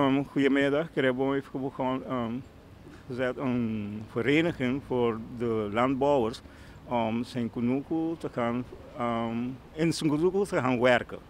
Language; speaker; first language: Dutch; non-native, local second language; Papiamento